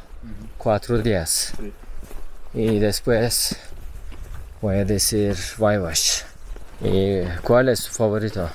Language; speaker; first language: Spanish; non-native, learner; Turkish